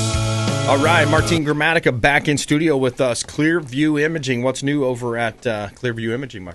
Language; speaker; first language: English; native; English